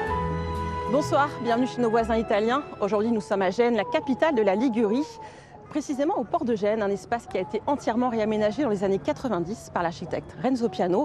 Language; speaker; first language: French; native; French